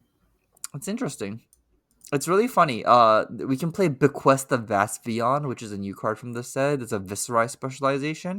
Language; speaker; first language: English; native; English